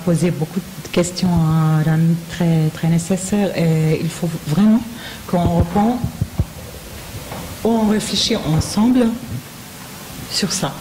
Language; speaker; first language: French; non-native, fluent; Arabic